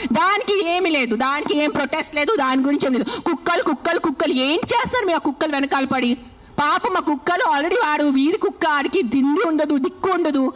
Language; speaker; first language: Telugu; non-native, fluent; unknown